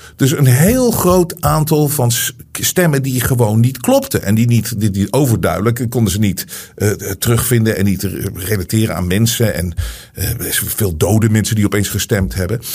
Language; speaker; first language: Dutch; native; Dutch